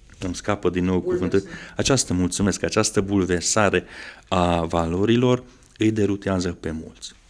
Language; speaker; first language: Romanian; non-native, local second language; Hungarian